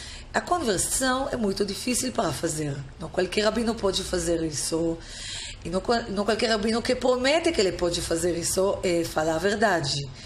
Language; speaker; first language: Portuguese; non-native, fluent; Hebrew